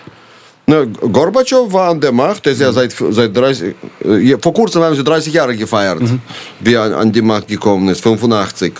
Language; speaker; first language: German; non-native, fluent; Russian